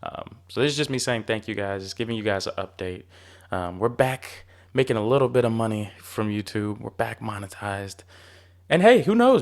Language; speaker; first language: English; native; English